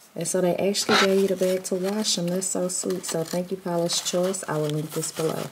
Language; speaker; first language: English; native; English